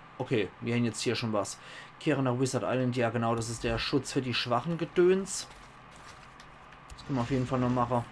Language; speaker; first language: German; native; German